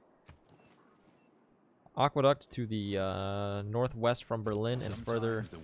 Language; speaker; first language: English; native; English